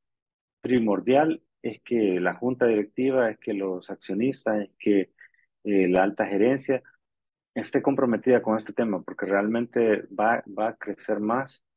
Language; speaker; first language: Spanish; native; Spanish